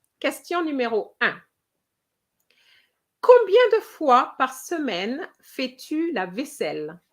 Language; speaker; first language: French; non-native, fluent; English